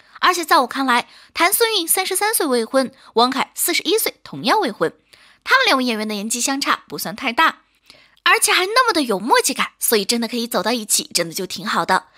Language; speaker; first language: Chinese; native; Chinese